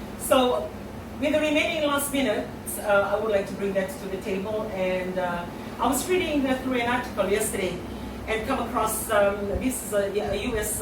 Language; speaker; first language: English; non-native, local second language; Filipino